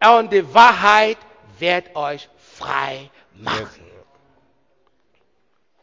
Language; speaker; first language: German; non-native, learner; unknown